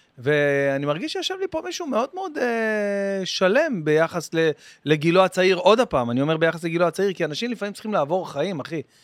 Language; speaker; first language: Hebrew; native; Hebrew